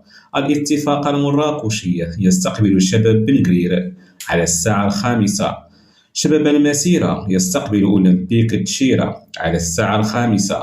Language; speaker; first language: Arabic; native; Arabic